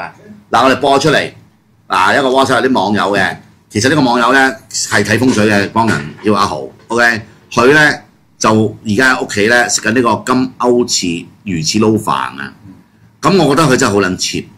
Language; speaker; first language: Cantonese; native; Cantonese